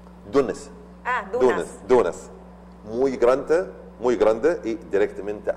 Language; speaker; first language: Spanish; non-native, learner; Arabic